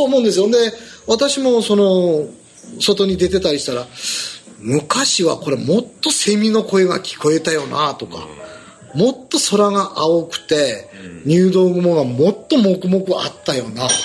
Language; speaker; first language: Japanese; native; Japanese